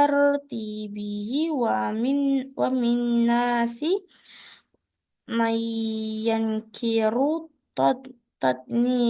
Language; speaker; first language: Arabic; non-native, learner; Indonesian